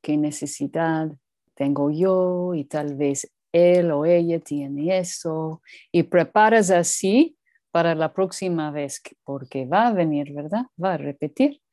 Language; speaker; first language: Spanish; non-native, learner; English